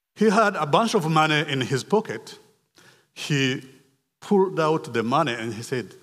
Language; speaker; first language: English; non-native, local second language; Kinyarwanda